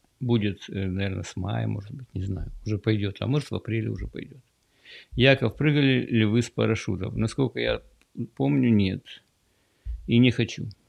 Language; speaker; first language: Russian; native; Russian